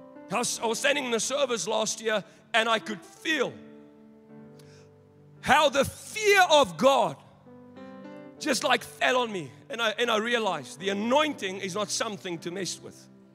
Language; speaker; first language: English; non-native, local second language; Afrikaans